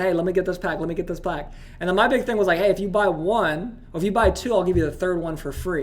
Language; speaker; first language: English; native; English